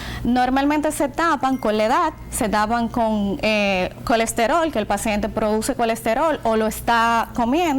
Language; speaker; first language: Spanish; native; Spanish